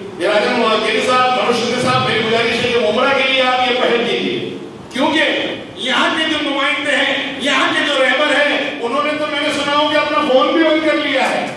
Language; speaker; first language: Hindi; native; Hindi